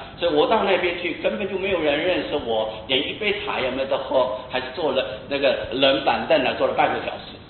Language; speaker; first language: Chinese; non-native, local second language; Hakka Chinese